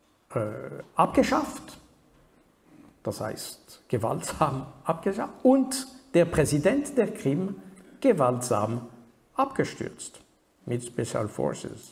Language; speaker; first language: German; non-native, fluent; French